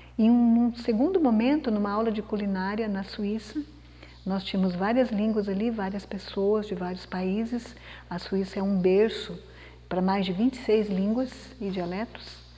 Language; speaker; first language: Portuguese; native; Portuguese